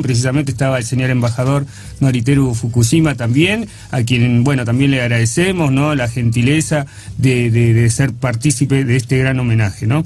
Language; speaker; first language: Spanish; native; Spanish